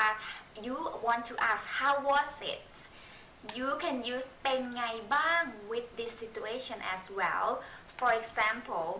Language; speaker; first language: English; non-native, fluent; Thai